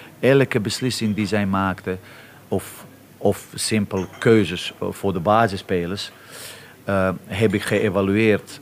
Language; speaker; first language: Dutch; non-native, fluent; Bosnian